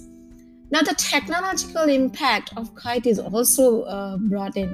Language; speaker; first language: English; non-native, local second language; Gujarati